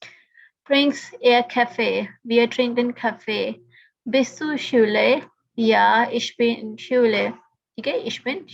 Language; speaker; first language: German; non-native, learner; Urdu